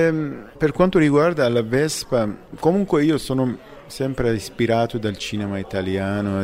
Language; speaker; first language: Italian; non-native, fluent; Persian